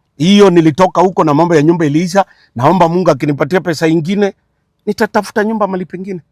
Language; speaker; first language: Swahili; non-native, local second language; Luo (Kenya and Tanzania)